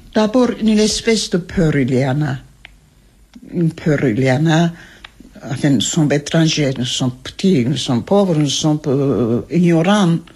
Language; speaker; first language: French; non-native, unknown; Armenian